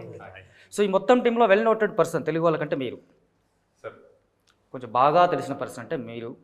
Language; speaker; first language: Telugu; native; Telugu